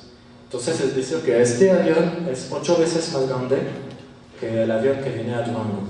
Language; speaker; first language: Spanish; non-native, fluent; French